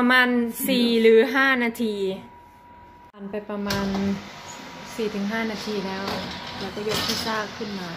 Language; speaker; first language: Swedish; non-native, learner; Thai